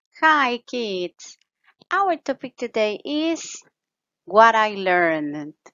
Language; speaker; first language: English; non-native, fluent; Spanish